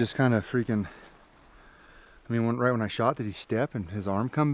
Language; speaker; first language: English; native; English